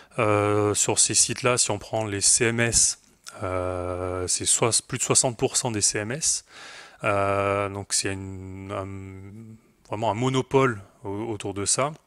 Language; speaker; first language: French; native; French